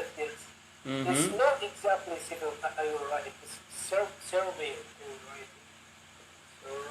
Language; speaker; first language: English; non-native, learner; Turkish